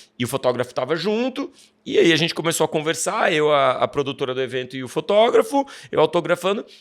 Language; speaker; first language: Portuguese; native; Portuguese